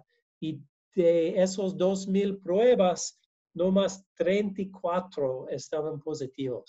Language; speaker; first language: Spanish; non-native, learner; English